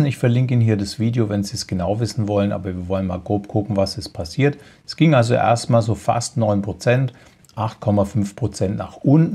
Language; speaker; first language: German; native; German